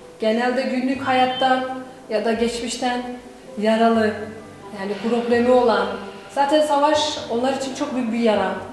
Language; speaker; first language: Turkish; native; Turkish